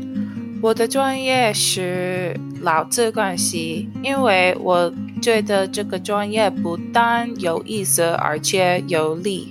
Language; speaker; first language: Chinese; non-native, learner; English